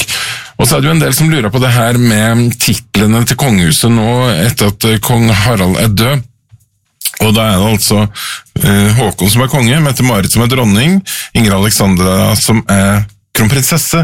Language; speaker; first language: Norwegian; native; Norwegian